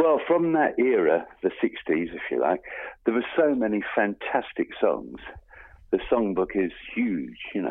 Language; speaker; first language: English; native; English